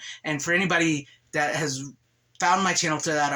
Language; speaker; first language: English; native; English